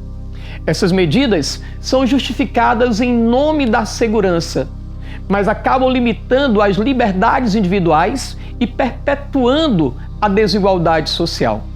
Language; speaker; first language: Portuguese; native; Portuguese